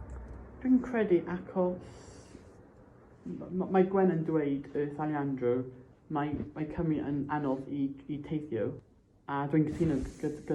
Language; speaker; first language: Welsh; non-native, local second language; English